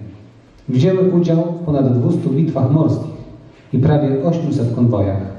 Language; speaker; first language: Polish; native; Polish